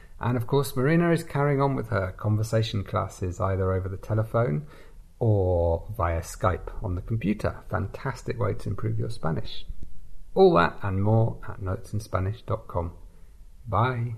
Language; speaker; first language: English; native; English